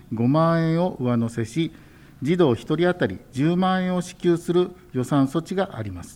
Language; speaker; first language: Japanese; native; Japanese